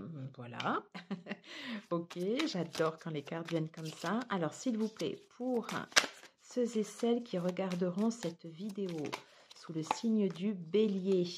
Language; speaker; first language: French; native; French